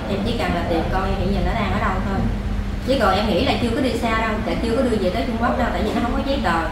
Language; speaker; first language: Vietnamese; native; Vietnamese